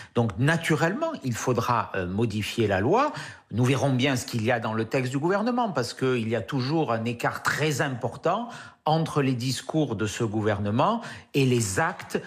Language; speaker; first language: French; native; French